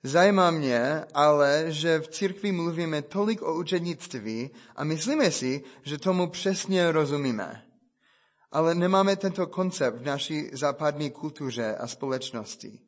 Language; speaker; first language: Czech; non-native, fluent; English